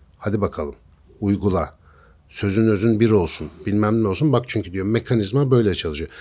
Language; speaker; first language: Turkish; native; Turkish